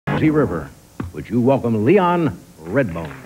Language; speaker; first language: English; native; English